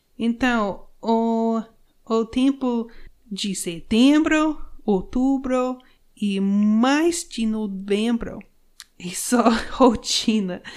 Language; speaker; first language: Portuguese; non-native, learner; English